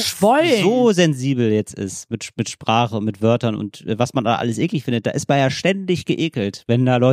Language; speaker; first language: German; native; German